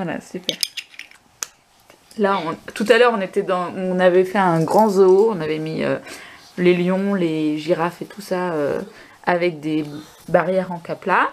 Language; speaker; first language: French; native; French